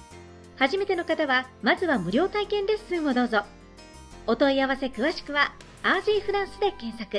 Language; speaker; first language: Japanese; native; Japanese